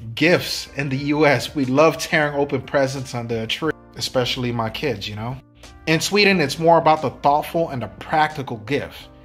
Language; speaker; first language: English; native; English